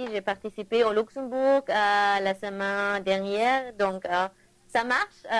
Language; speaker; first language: French; non-native, learner; German